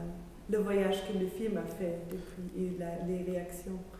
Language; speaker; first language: French; non-native, fluent; German